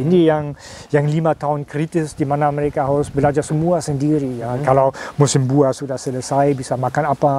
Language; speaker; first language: Indonesian; non-native, fluent; German